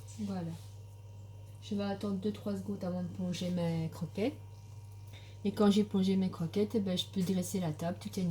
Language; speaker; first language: French; native; French